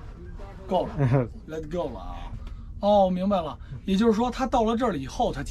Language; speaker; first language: Chinese; native; Chinese